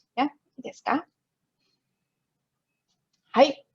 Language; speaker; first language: Japanese; non-native, fluent; Chinese